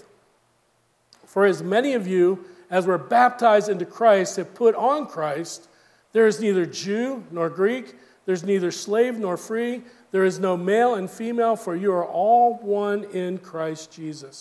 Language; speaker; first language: English; native; English